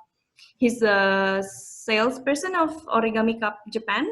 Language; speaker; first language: English; non-native, fluent; Indonesian